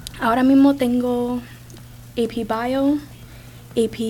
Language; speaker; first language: Spanish; early bilingual, other home language; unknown